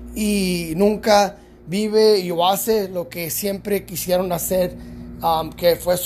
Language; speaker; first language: Spanish; early bilingual, heritage; Spanish